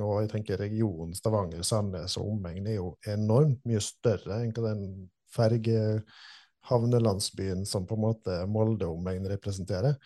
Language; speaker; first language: Norwegian; native; Norwegian